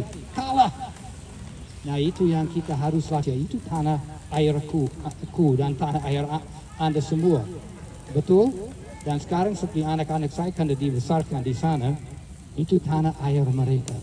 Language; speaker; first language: Indonesian; non-native, fluent; English